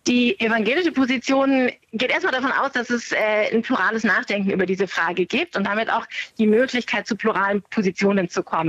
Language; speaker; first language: German; native; German